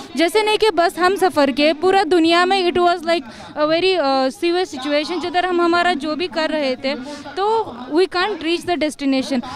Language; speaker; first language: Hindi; non-native, local second language; Kannada